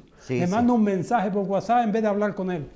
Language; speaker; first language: Spanish; native; Spanish